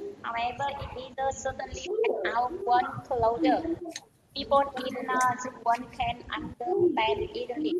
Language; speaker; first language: English; non-native, learner; Vietnamese